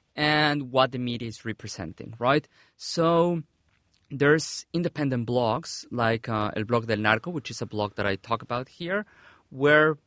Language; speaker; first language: English; non-native, fluent; Spanish